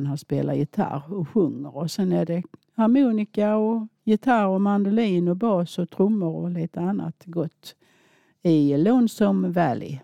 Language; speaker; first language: Swedish; native; Swedish